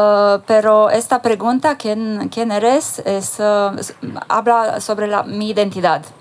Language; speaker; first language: Spanish; non-native, fluent; Romanian